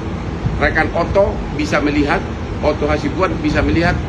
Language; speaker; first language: Indonesian; native; Indonesian